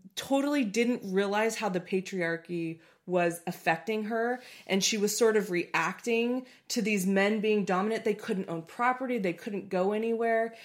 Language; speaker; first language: English; native; English